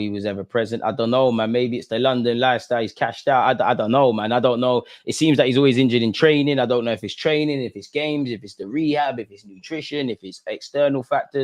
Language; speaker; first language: English; native; English